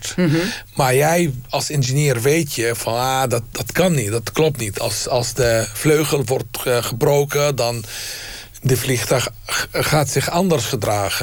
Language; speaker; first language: Dutch; non-native, fluent; Arabic